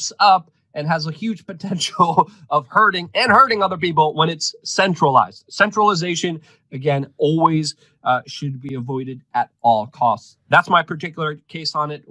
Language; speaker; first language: English; non-native, fluent; Polish